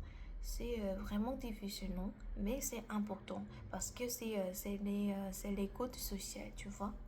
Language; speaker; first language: French; non-native, learner; Korean